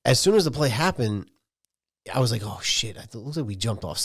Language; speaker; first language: English; native; English